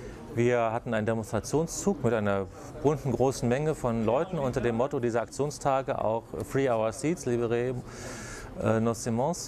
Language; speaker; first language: German; native; German